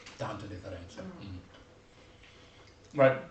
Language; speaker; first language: Italian; non-native, learner; English